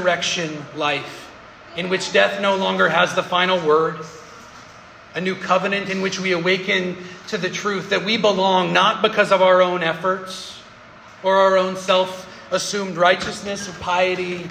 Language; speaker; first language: English; native; English